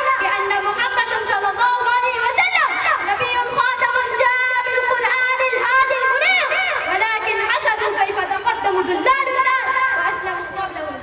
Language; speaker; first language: Arabic; non-native, learner; Urdu